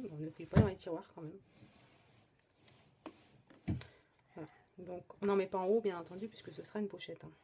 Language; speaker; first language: French; native; French